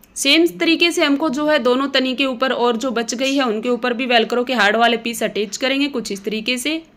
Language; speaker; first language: Hindi; native; Hindi